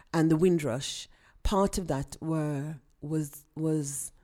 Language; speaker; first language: English; native; English